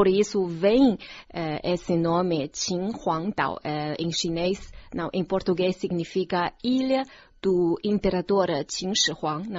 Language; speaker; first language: Portuguese; non-native, fluent; Chinese